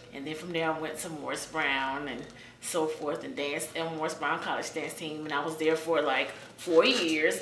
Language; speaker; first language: English; native; English